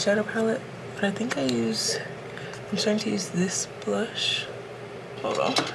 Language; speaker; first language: English; native; English